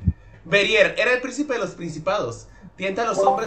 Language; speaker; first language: Spanish; native; Spanish